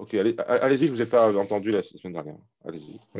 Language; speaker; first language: French; native; French